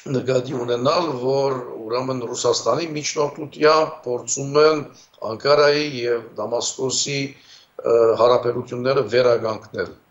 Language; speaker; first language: Armenian; early bilingual, heritage; Armenian